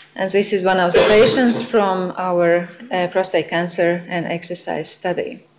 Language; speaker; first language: English; non-native, fluent; Latvian